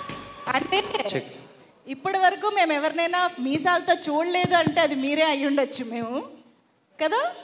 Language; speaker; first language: Telugu; native; Telugu